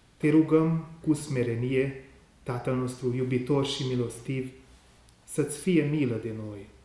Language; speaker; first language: Romanian; non-native, local second language; Hungarian